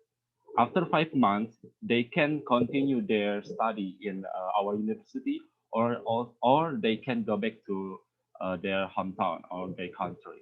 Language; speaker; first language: English; non-native, learner; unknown